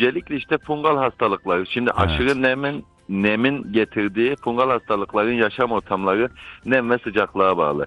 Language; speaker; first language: Turkish; native; Turkish